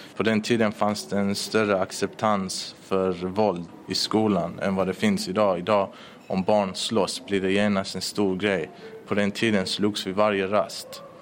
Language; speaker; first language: Swedish; early bilingual, other home language; Persian